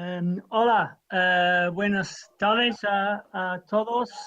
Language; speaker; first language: Spanish; non-native, fluent; English